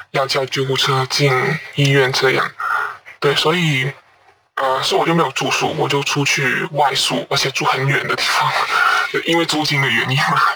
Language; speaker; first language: Chinese; non-native, local second language; Cantonese